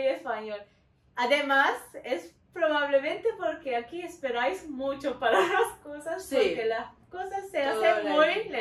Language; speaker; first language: Spanish; non-native, learner; Turkish